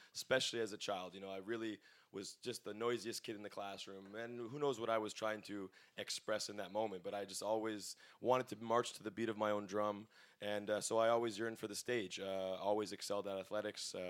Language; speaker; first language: English; native; English